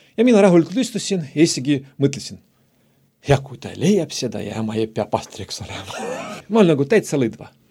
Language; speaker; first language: Estonian; non-native, local second language; Russian